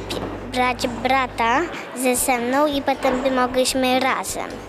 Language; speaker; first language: Polish; early bilingual, heritage; Polish